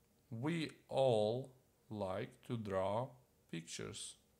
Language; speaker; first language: English; non-native, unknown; Ukrainian